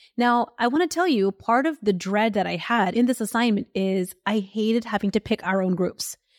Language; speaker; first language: English; early bilingual, other home language; Hindi